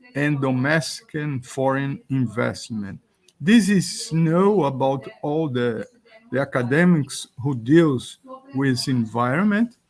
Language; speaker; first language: English; non-native, fluent; Portuguese